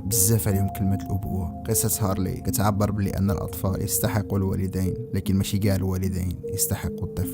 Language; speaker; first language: Arabic; native; Arabic